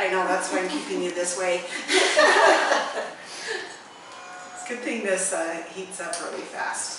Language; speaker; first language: English; native; English